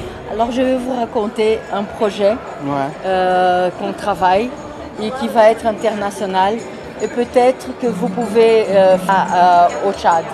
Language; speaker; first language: French; non-native, fluent; Portuguese